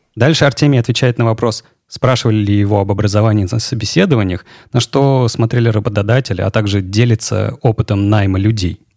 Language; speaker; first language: Russian; native; Russian